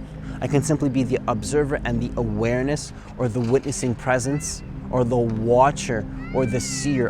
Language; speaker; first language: English; native; English